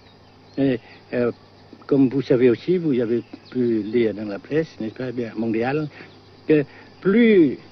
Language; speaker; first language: French; non-native, fluent; Vietnamese